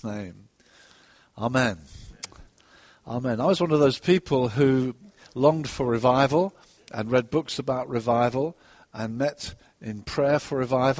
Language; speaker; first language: English; native; English